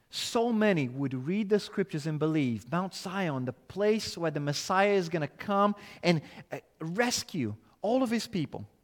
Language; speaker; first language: English; non-native, fluent; Portuguese